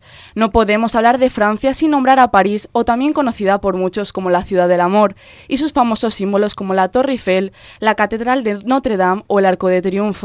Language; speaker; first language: Spanish; native; Spanish